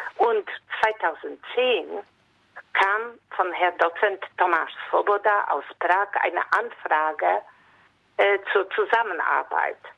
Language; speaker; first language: German; non-native, fluent; Polish